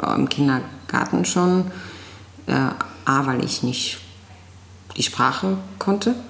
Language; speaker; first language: German; early bilingual, other home language; Arabic